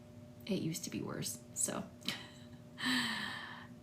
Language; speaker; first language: English; native; English